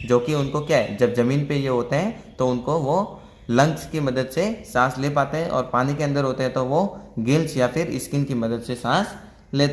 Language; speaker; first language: Hindi; native; Hindi